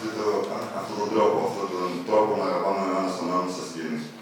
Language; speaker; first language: Greek; native; Greek